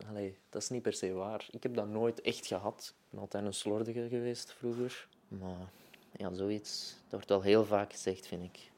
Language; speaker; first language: Dutch; native; Dutch